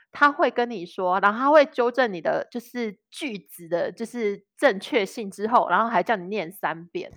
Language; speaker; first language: Chinese; native; Chinese